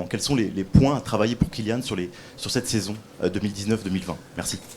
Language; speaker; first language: French; native; French